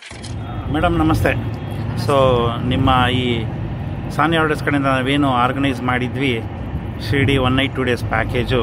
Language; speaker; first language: Kannada; native; Kannada